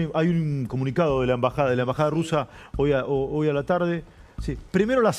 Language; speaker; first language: Spanish; native; Spanish